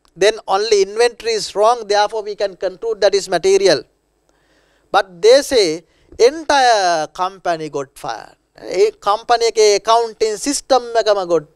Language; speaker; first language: English; non-native, local second language; Sinhala